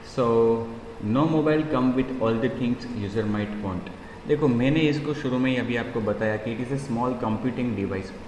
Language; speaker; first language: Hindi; non-native, local second language; Gujarati